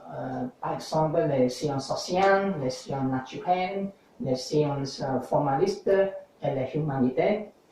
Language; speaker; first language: French; non-native, learner; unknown